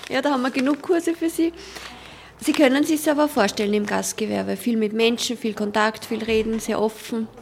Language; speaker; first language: German; native; German